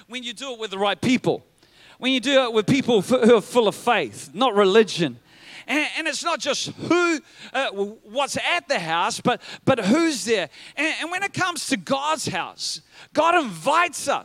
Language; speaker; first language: English; native; English